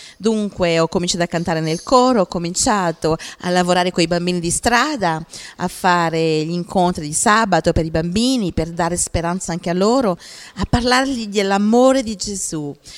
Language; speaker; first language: Italian; non-native, fluent; Portuguese